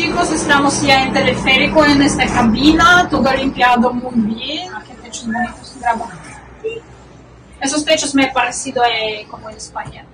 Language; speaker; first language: Spanish; non-native, learner; Russian